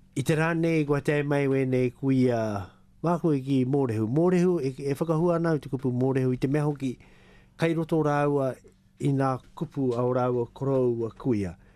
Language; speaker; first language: Māori; native; Māori